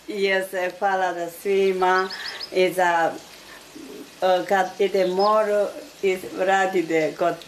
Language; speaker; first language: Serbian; non-native, learner; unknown